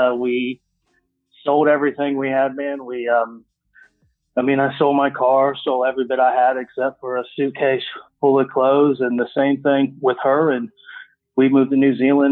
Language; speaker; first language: English; native; English